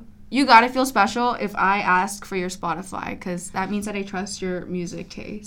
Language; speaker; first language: English; early bilingual, other home language; Spanish